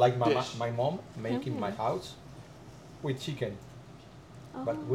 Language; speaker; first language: English; non-native, learner; Spanish